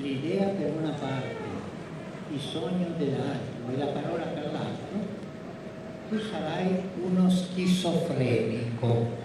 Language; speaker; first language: Italian; non-native, fluent; Spanish